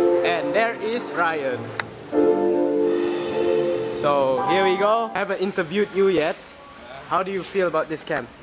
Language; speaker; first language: English; non-native, local second language; Malay